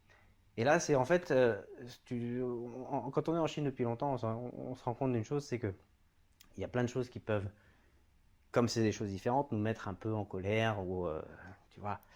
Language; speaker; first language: French; native; French